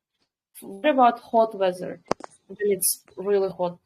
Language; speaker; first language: English; non-native, fluent; Kyrgyz